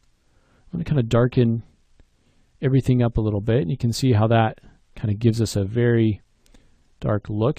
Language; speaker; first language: English; native; English